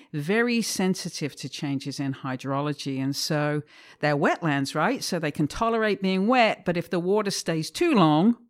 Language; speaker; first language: English; native; English